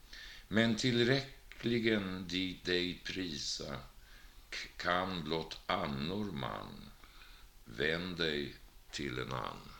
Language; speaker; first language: Swedish; native; Swedish